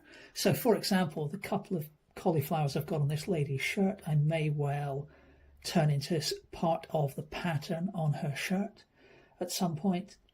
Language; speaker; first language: English; native; English